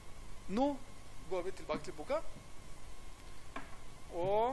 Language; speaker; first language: Norwegian; non-native, fluent; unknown